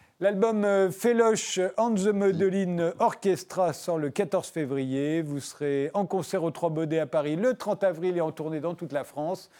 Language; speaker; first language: French; native; French